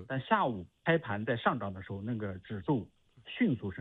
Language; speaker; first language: Chinese; native; Chinese